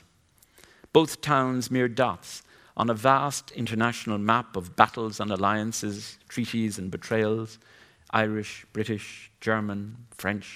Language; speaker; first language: English; native; English